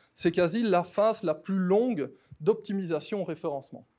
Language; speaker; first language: French; native; French